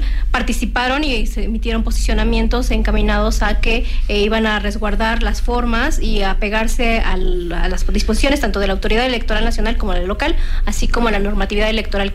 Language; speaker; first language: Spanish; native; Spanish